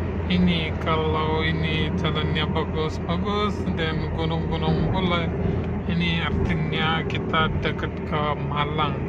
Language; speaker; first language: Indonesian; non-native, learner; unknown